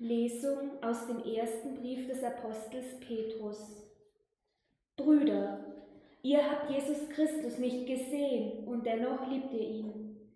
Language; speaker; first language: German; native; German